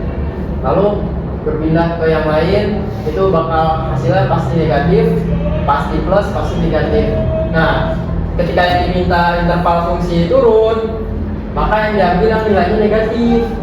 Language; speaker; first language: Indonesian; native; Indonesian